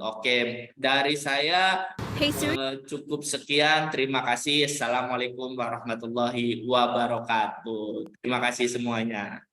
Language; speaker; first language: Indonesian; native; Indonesian